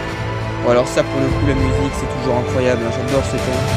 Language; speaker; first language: French; native; French